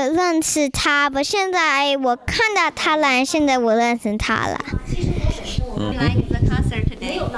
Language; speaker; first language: Chinese; early bilingual, heritage; Chinese